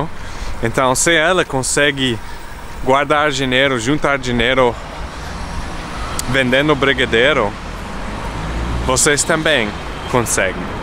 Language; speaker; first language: Portuguese; non-native, fluent; English